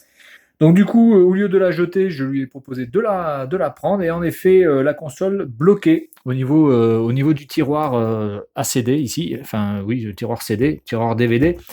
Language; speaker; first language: French; native; French